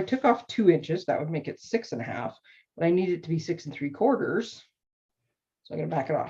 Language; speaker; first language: English; native; English